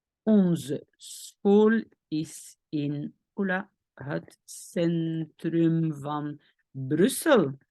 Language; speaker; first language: Dutch; non-native, fluent; French